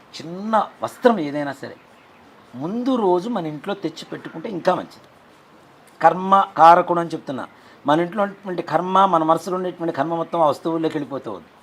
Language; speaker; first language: Telugu; native; Telugu